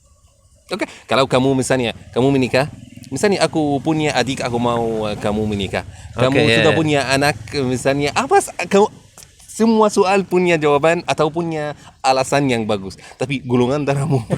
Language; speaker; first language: Indonesian; non-native, learner; Arabic